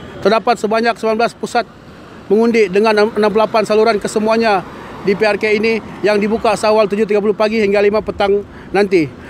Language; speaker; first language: Malay; native; Malay